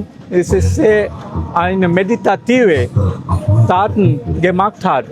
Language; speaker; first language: German; non-native, learner; Sinhala